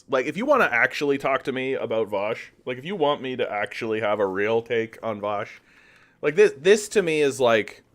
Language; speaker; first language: English; native; English